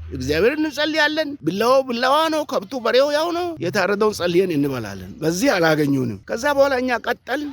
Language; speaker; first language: Amharic; non-native, local second language; Oromo